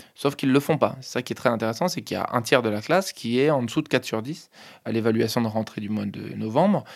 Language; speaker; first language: French; native; French